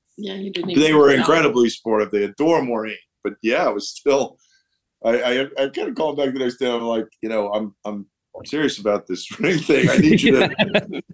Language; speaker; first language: English; native; English